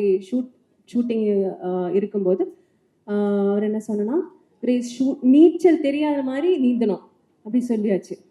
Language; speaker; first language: Tamil; non-native, learner; Malayalam